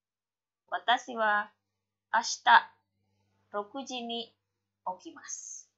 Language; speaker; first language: Japanese; non-native, fluent; Indonesian